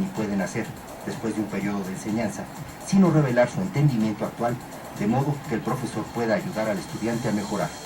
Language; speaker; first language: Spanish; native; Spanish